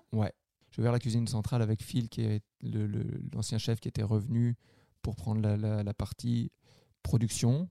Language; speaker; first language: French; native; French